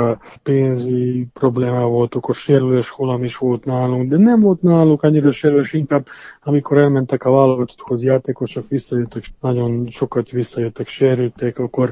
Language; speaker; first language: Hungarian; non-native, fluent; Serbian